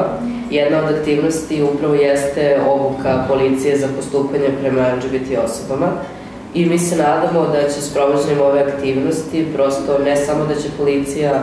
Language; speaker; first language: Serbian; native; Serbian